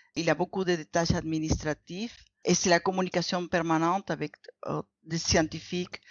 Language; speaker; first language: French; non-native, fluent; Spanish